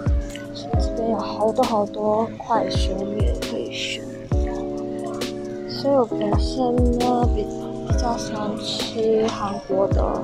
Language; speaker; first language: Chinese; non-native, local second language; English